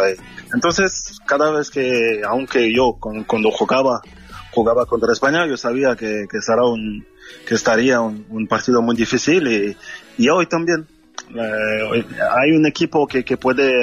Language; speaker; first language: Spanish; non-native, fluent; French